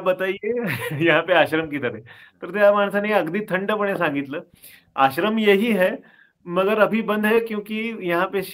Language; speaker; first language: Hindi; non-native, local second language; Marathi